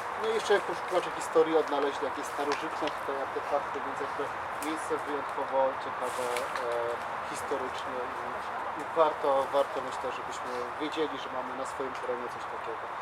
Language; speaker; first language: Polish; native; Polish